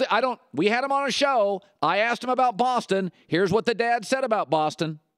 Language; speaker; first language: English; native; English